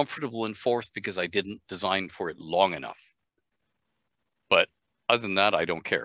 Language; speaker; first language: English; native; English